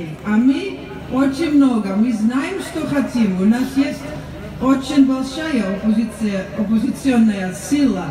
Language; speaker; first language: Russian; non-native, learner; Dutch